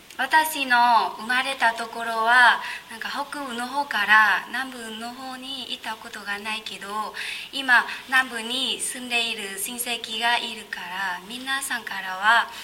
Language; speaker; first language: Japanese; non-native, learner; Vietnamese